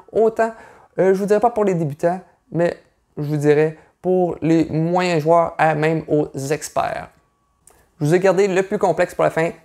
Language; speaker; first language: French; native; French